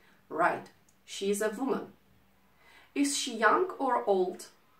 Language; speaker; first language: English; non-native, fluent; Czech